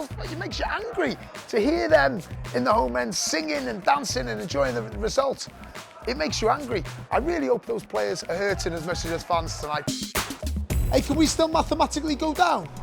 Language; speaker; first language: English; native; English